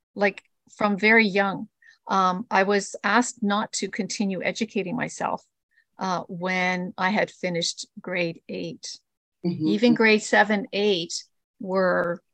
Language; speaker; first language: English; early bilingual, other home language; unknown